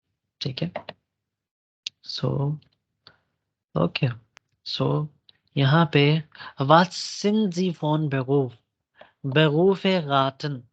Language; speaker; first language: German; non-native, fluent; Urdu